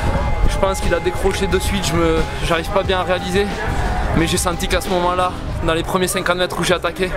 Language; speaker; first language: French; native; French